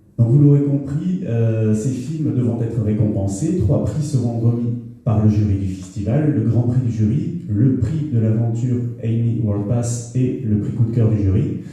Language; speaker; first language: French; native; French